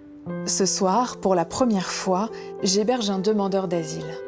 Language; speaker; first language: French; native; French